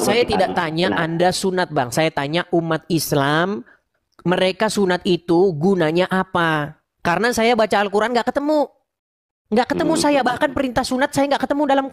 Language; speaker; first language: Indonesian; native; Indonesian